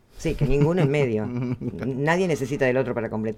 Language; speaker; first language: Spanish; native; Spanish